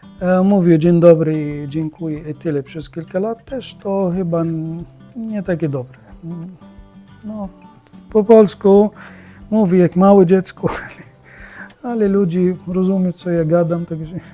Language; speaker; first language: Polish; non-native, learner; Arabic